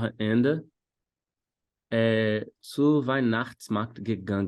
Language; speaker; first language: German; non-native, fluent; Portuguese